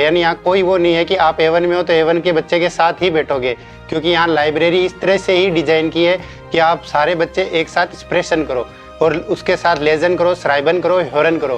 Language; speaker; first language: Hindi; native; Hindi